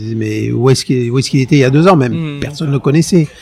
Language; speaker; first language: French; native; French